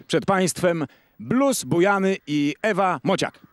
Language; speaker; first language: Polish; native; Polish